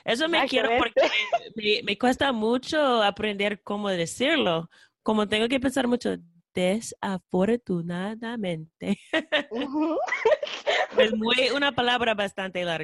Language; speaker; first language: Spanish; non-native, fluent; English